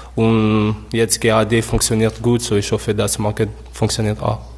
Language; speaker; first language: German; non-native, learner; French